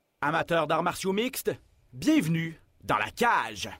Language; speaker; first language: French; native; French